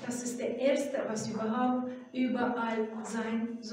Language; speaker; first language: German; non-native, fluent; Russian